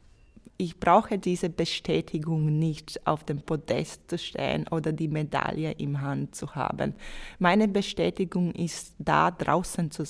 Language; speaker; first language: German; non-native, fluent; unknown